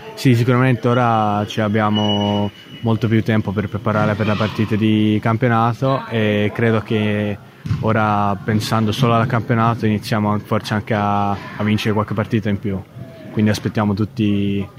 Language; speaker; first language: Italian; non-native, fluent; Estonian